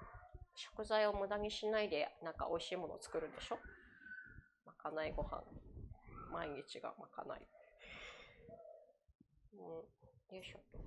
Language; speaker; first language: Japanese; native; Japanese